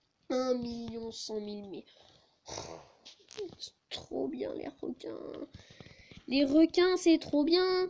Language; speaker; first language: French; native; French